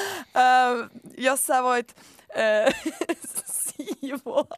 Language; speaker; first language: Finnish; non-native, local second language; Swedish